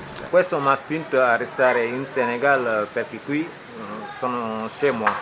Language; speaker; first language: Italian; non-native, fluent; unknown